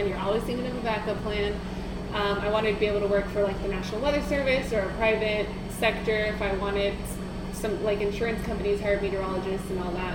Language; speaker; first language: English; native; English